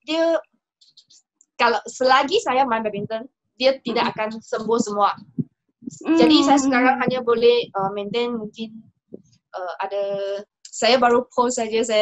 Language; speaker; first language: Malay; non-native, local second language; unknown